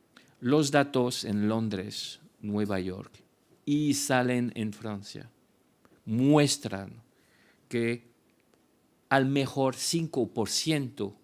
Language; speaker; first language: Spanish; non-native, fluent; French